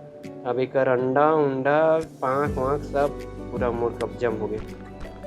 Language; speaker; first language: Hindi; non-native, local second language; Chhattisgarhi